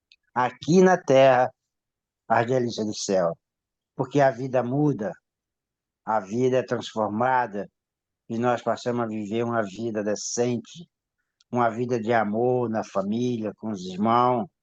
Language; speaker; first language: Portuguese; native; Portuguese